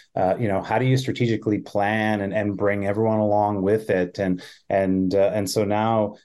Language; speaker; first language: English; native; English